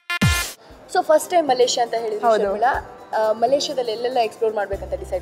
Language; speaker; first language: Kannada; native; Kannada